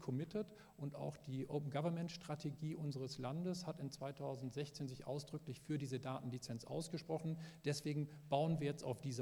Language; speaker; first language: German; native; German